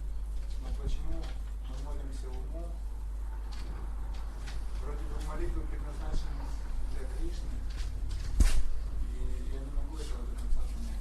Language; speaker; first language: Russian; native; Russian